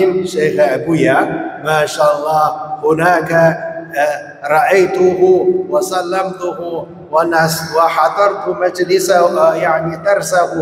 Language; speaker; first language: Arabic; non-native, fluent; Chinese